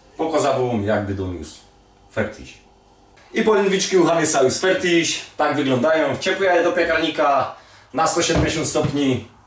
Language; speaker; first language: Polish; native; Polish